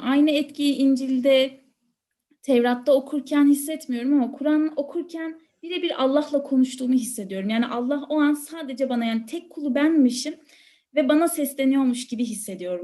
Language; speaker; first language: Turkish; native; Turkish